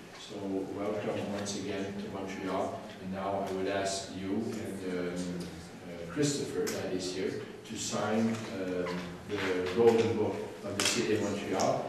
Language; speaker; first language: English; non-native, fluent; French